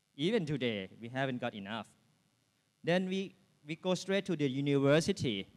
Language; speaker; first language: English; non-native, fluent; Thai